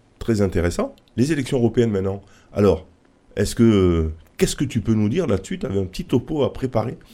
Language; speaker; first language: French; native; French